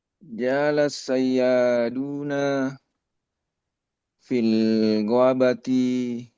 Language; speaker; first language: Arabic; non-native, learner; Indonesian